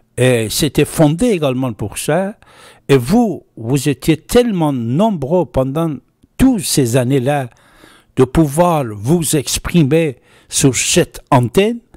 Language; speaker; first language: French; non-native, fluent; Persian